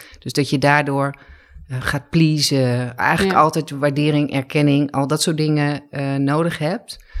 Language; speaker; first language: Dutch; native; Dutch